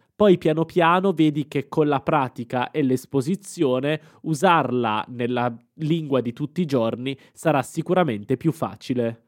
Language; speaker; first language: Italian; native; Italian